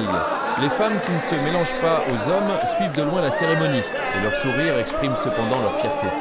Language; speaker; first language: French; native; French